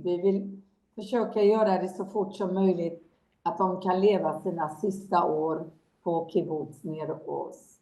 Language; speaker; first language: Swedish; non-native, fluent; Hebrew